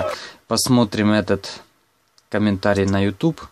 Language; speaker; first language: Russian; non-native, local second language; Ukrainian